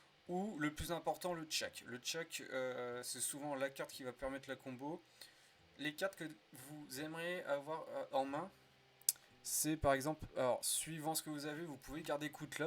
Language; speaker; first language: French; native; French